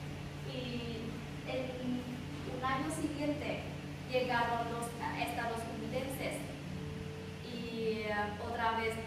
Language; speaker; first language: Spanish; non-native, learner; Vietnamese